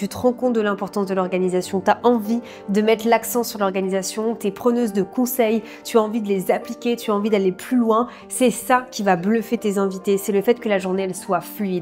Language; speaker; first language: French; native; French